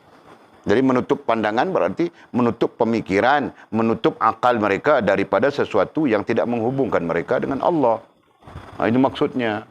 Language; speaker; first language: Malay; native; Malay